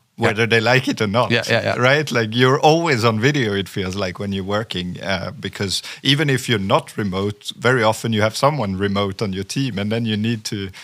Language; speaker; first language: English; non-native, fluent; French